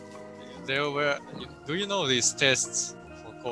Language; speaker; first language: English; non-native, fluent; Russian